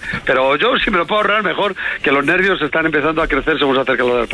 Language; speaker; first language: Spanish; native; Spanish